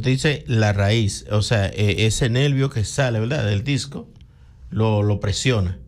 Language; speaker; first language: Spanish; native; Spanish